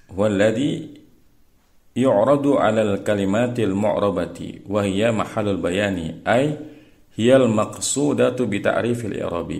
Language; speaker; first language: Arabic; non-native, fluent; Indonesian